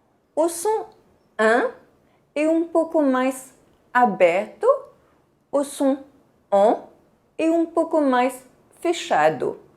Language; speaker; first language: Portuguese; non-native, fluent; French